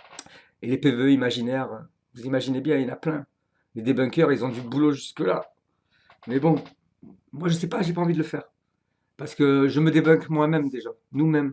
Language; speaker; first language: French; native; French